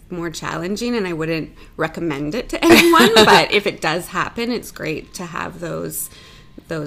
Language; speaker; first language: English; native; English